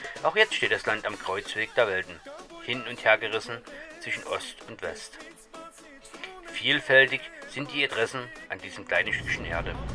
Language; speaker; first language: German; native; German